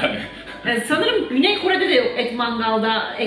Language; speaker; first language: Turkish; native; Turkish